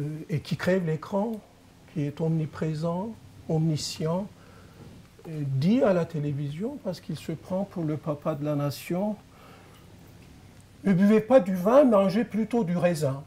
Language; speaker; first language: French; non-native, fluent; Turkish